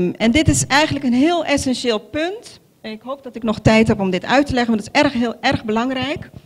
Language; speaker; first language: Dutch; non-native, local second language; Papiamento